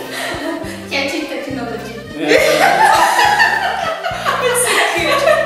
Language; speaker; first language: English; non-native, learner; French